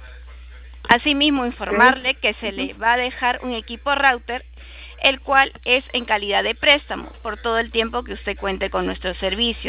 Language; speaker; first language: Spanish; native; Spanish